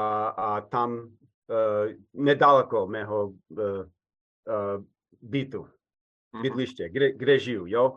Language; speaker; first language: Czech; non-native, fluent; English